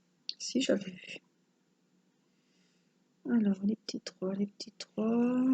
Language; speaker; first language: French; native; French